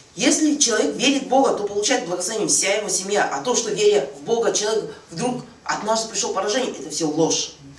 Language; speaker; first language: Russian; non-native, fluent; Korean